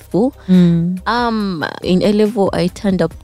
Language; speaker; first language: English; non-native, local second language; Ganda